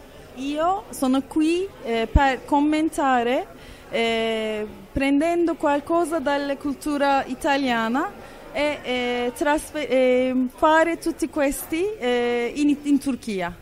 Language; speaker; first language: Italian; non-native, fluent; Turkish